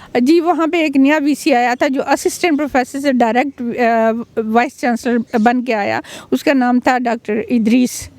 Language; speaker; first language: Urdu; non-native, local second language; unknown